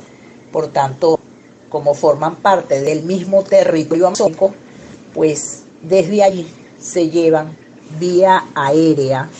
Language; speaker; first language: Spanish; native; Spanish